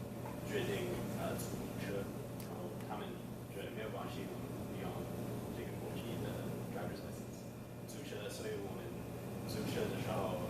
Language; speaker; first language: Chinese; non-native, fluent; English